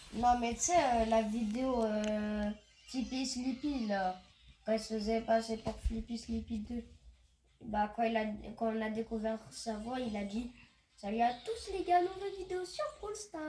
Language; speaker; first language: French; native; French